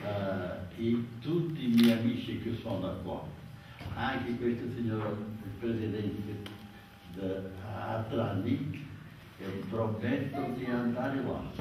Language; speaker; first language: Italian; non-native, fluent; Portuguese